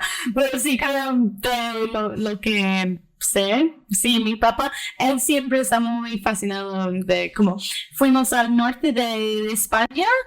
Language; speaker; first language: Spanish; early bilingual, heritage; Spanish